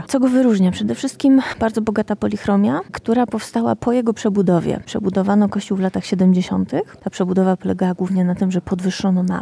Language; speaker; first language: Polish; native; Polish